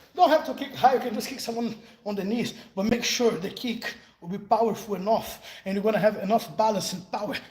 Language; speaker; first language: English; non-native, fluent; Portuguese